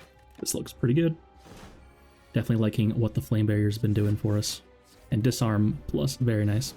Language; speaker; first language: English; native; English